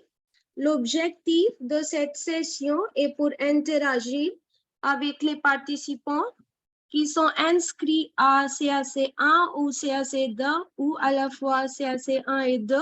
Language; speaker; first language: French; non-native, fluent; Hindi